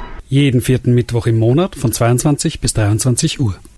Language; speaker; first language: German; native; German